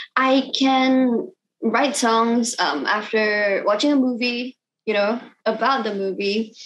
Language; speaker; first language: English; non-native, local second language; Cantonese